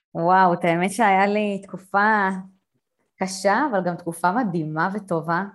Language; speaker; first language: Hebrew; native; Hebrew